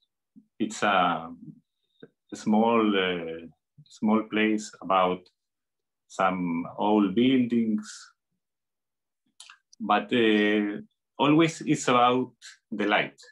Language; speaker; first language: English; non-native, fluent; Spanish